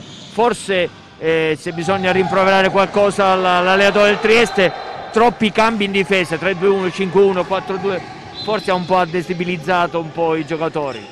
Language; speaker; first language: Italian; native; Italian